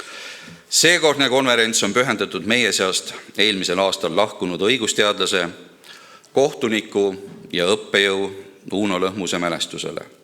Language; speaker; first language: Estonian; native; Estonian